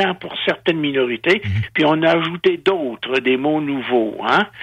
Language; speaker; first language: French; native; French